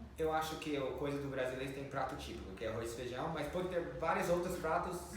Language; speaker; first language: Portuguese; non-native, fluent; English